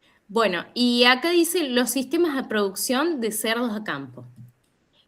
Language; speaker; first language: Spanish; native; Spanish